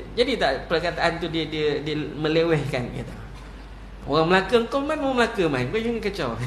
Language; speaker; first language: Malay; native; Malay